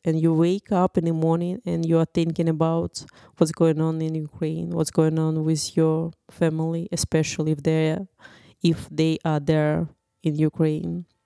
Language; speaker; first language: English; non-native, fluent; Ukrainian